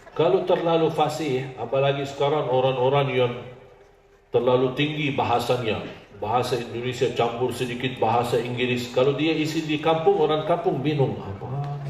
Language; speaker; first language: Indonesian; non-native, fluent; Arabic